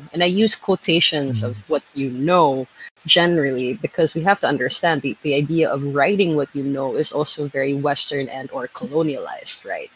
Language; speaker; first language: English; non-native, local second language; Filipino